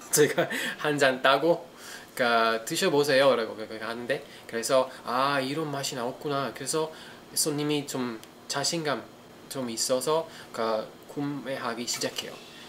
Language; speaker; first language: Korean; non-native, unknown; Italian